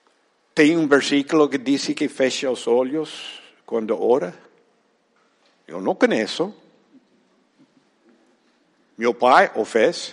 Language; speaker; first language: Portuguese; non-native, fluent; Spanish